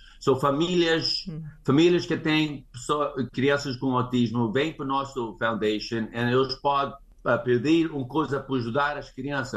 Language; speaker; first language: Portuguese; early bilingual, heritage; English